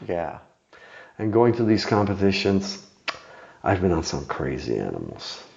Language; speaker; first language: English; non-native, fluent; Czech